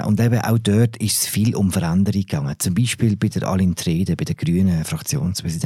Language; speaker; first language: German; native; German